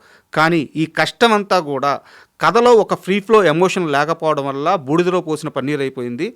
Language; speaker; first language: Telugu; native; Telugu